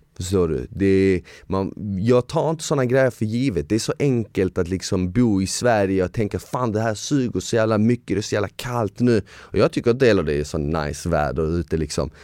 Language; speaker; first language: Swedish; early bilingual, other home language; Bosnian